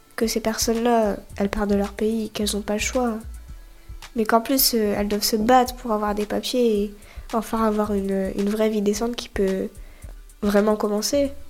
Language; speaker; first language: French; native; French